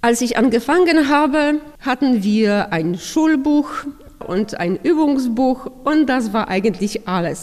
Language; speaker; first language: German; non-native, fluent; Polish